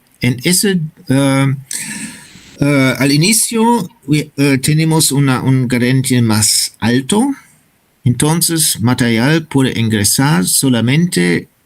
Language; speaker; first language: Spanish; non-native, fluent; German